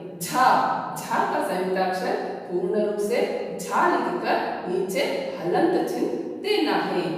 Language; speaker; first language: Hindi; non-native, local second language; Kannada